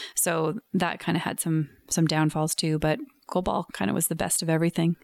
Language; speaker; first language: English; native; English